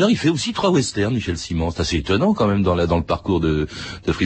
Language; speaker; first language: French; native; French